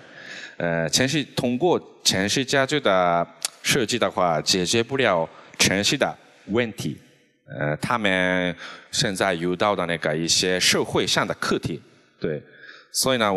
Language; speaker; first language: Chinese; non-native, fluent; Japanese